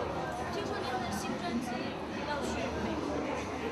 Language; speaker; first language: Chinese; native; Chinese